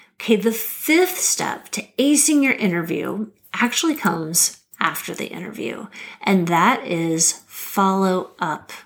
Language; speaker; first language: English; native; English